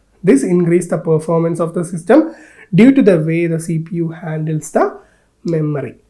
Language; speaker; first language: English; non-native, local second language; Malayalam